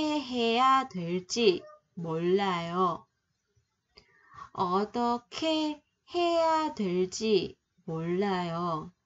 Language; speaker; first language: Korean; non-native, fluent; Vietnamese